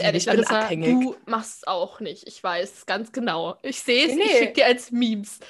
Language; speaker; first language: German; native; German